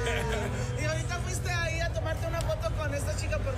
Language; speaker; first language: Spanish; early bilingual, heritage; Spanish